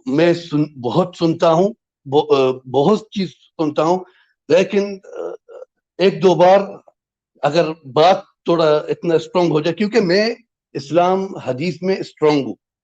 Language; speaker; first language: Hindi; non-native, fluent; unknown